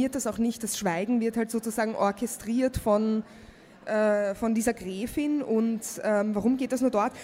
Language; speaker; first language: German; native; German